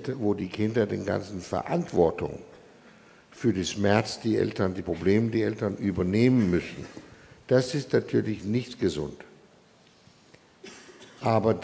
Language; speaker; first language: German; non-native, fluent; Danish